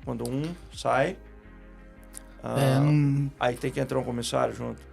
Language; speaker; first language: Portuguese; native; Portuguese